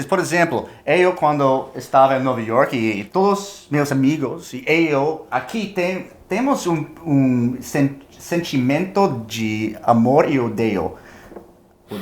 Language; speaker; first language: Portuguese; non-native, fluent; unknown